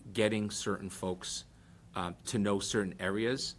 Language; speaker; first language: English; early bilingual, other home language; Portuguese